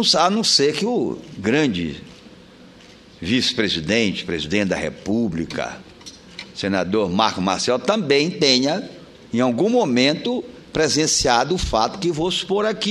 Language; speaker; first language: Portuguese; native; Portuguese